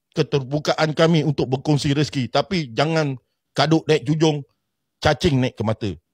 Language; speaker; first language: Malay; native; Malay